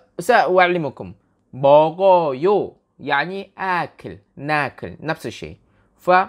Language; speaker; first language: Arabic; non-native, fluent; Korean